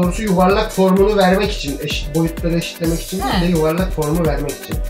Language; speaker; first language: Turkish; native; Turkish